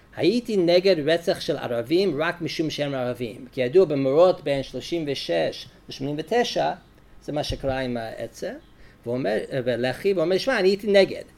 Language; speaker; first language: Hebrew; non-native, fluent; English